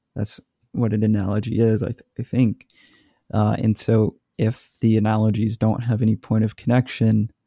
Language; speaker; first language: English; native; English